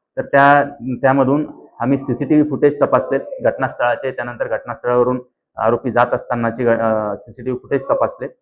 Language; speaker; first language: Marathi; native; Marathi